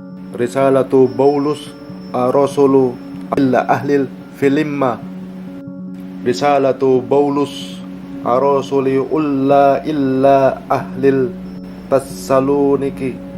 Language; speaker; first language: Arabic; non-native, learner; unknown